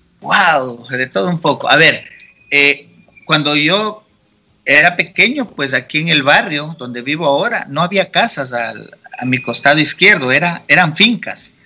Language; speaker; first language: Spanish; native; Spanish